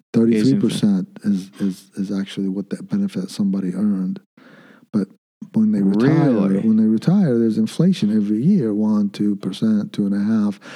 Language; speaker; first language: English; early bilingual, other home language; Arabic